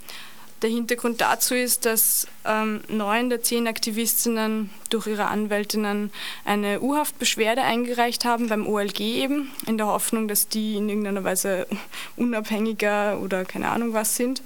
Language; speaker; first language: German; native; German